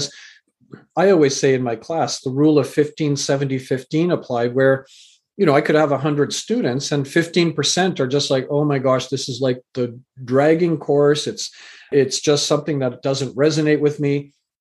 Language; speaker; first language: English; native; English